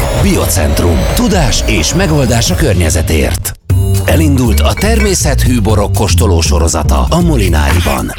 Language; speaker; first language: Hungarian; native; Hungarian